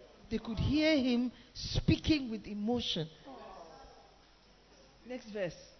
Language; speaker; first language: English; non-native, local second language; Akan